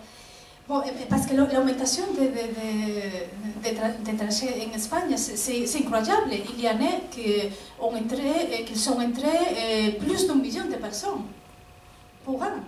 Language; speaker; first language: French; non-native, fluent; Spanish